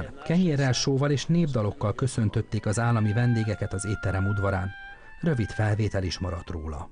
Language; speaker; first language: Hungarian; native; Hungarian